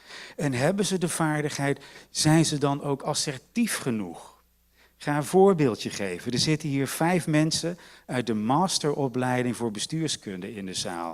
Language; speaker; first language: Dutch; native; Dutch